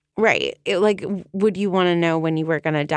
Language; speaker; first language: English; native; English